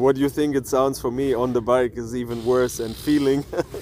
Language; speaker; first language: English; non-native, fluent; German